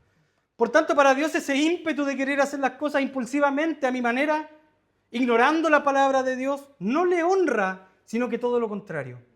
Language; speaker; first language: Spanish; native; Spanish